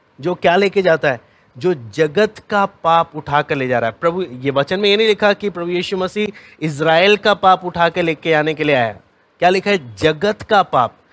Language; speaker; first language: Hindi; native; Hindi